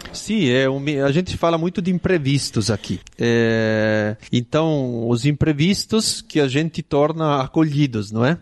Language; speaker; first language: Portuguese; non-native, fluent; Italian